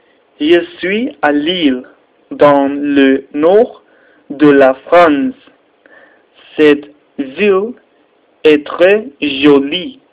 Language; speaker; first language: French; non-native, learner; Spanish